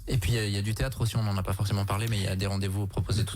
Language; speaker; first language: French; native; French